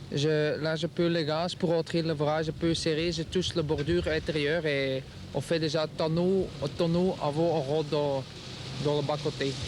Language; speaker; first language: French; non-native, local second language; Dutch